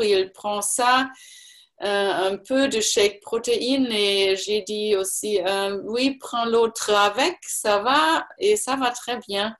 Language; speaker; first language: French; non-native, learner; German